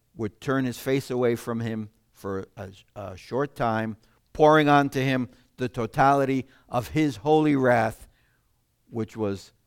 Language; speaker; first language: English; non-native, fluent; Italian